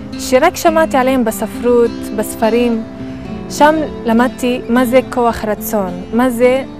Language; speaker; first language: Hebrew; non-native, local second language; Arabic